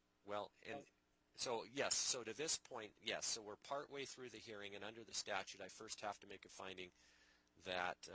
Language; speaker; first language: English; native; English